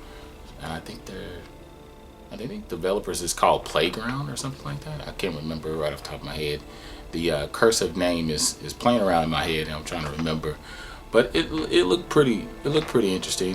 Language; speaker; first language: English; native; English